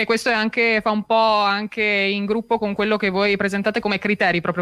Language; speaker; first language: Italian; native; Italian